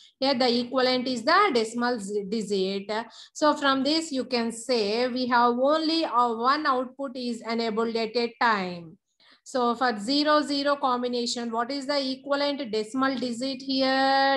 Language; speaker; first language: English; non-native, local second language; Telugu